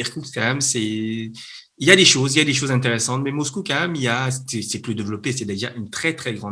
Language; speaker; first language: French; native; French